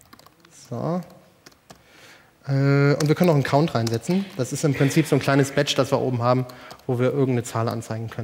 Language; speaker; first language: German; native; German